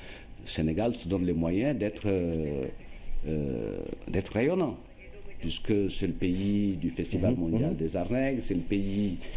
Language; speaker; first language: French; non-native, local second language; Wolof